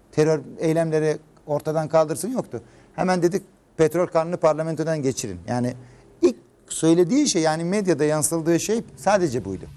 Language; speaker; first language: Turkish; non-native, fluent; Kurdish